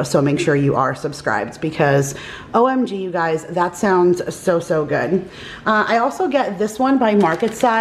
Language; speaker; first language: English; native; English